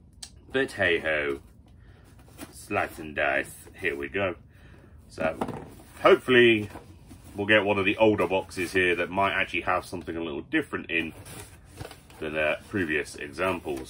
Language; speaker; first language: English; native; English